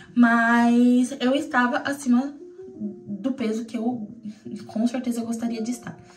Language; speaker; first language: Portuguese; native; Portuguese